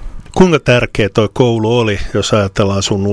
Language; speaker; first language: Finnish; native; Finnish